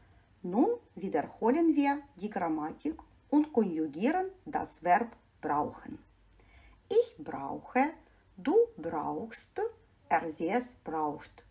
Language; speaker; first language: German; non-native, fluent; Ukrainian